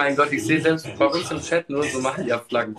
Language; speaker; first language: German; early bilingual, other home language; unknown